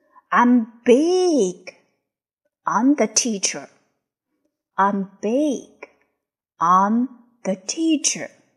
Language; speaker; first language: English; non-native, fluent; Chinese